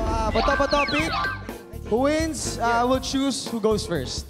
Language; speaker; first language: English; non-native, local second language; Filipino